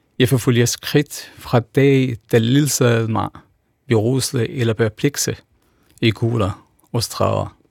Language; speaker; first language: Danish; non-native, fluent; Kurdish